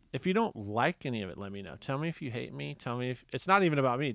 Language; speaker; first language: English; native; English